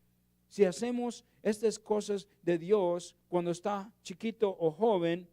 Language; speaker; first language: Spanish; non-native, learner; English